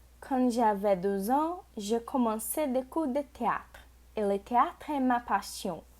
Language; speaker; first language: French; non-native, learner; Portuguese